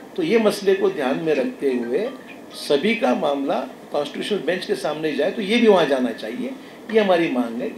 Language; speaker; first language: Hindi; non-native, local second language; Marathi